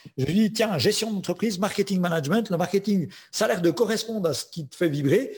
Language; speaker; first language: French; native; French